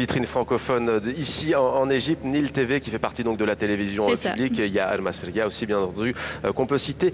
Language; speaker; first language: French; native; French